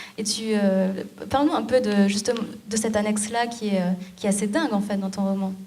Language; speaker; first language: French; native; French